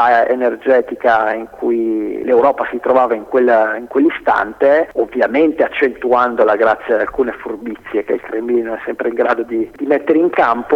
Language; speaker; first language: Italian; native; Italian